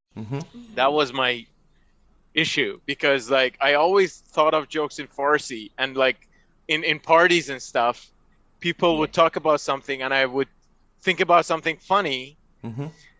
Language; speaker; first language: English; non-native, fluent; Persian